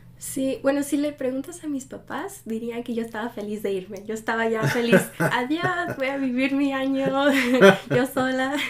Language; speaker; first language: Spanish; early bilingual, heritage; Spanish